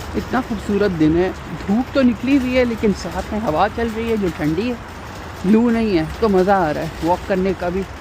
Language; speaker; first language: Urdu; native; Urdu